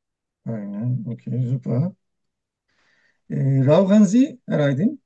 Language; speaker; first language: German; non-native, learner; Turkish